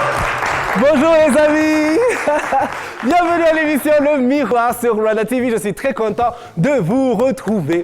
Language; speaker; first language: French; non-native, local second language; Kinyarwanda